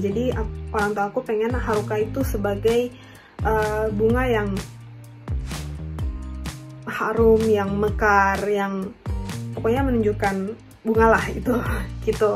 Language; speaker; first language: Indonesian; non-native, fluent; Japanese